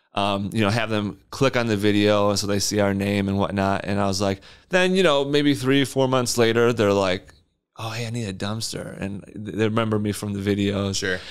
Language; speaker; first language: English; native; English